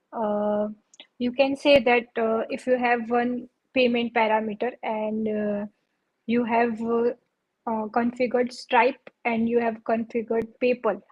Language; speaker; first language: English; non-native, local second language; Gujarati